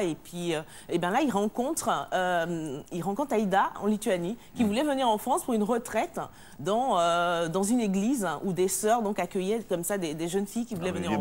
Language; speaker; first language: French; native; French